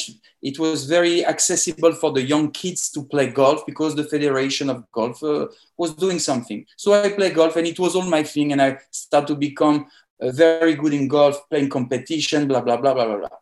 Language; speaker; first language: English; non-native, fluent; French